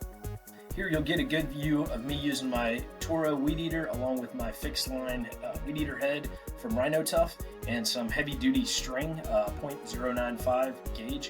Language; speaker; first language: English; native; English